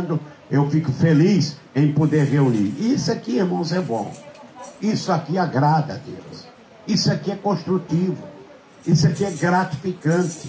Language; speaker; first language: Portuguese; native; Portuguese